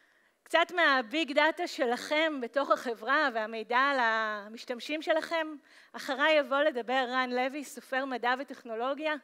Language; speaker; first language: Hebrew; native; Hebrew